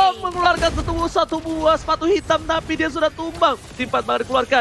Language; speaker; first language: Indonesian; native; Indonesian